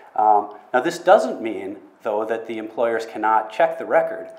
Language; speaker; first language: English; native; English